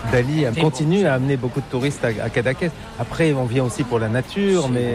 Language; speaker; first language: French; native; French